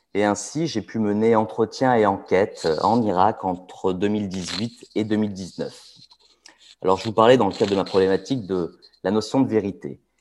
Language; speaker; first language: French; early bilingual, other home language; Arabic